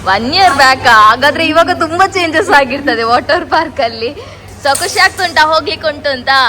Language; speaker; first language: Kannada; non-native, local second language; Tulu